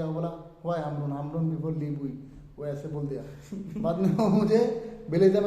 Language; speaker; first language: Hindi; non-native, learner; Bangla